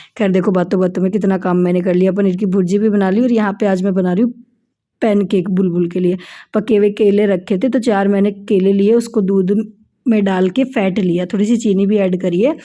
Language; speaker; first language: Hindi; native; Hindi